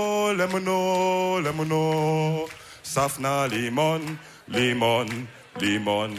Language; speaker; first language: German; early bilingual, other home language; Wolof